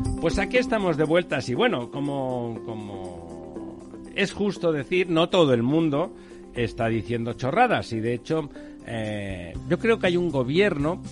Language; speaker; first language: Spanish; native; Spanish